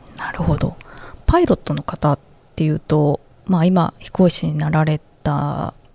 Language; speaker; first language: Japanese; native; Japanese